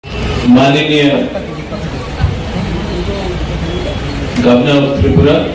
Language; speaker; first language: Hindi; non-native, local second language; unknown